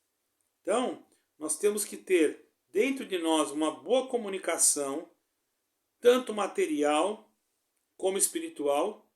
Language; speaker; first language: Portuguese; native; Portuguese